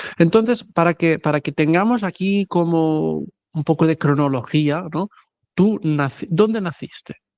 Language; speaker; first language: Spanish; native; Spanish